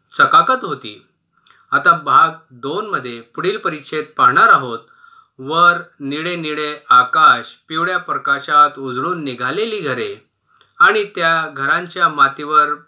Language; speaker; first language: Marathi; non-native, local second language; Urdu